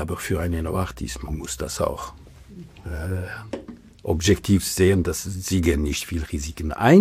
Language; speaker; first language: German; non-native, local second language; French